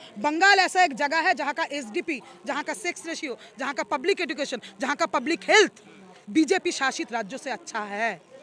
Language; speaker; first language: Hindi; non-native, local second language; Bangla